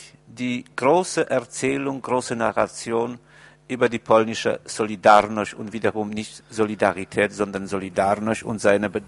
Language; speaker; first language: German; non-native, fluent; Polish